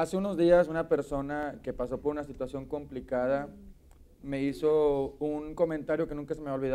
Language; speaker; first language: Spanish; native; Spanish